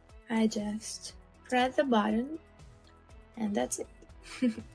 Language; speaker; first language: English; non-native, fluent; Russian